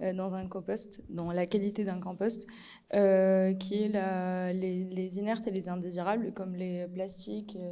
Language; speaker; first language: French; non-native, local second language; Arabic